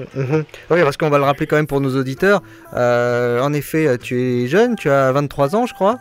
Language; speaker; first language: French; native; French